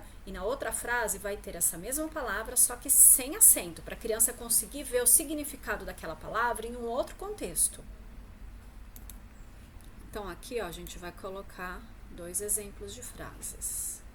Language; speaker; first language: Portuguese; native; Portuguese